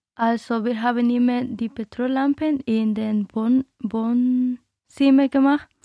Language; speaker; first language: German; non-native, learner; Spanish